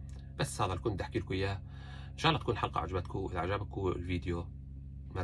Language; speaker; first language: Arabic; native; Arabic